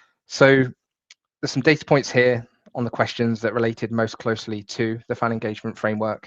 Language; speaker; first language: English; native; English